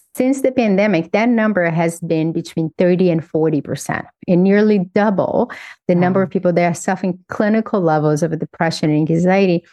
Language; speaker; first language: English; non-native, fluent; Portuguese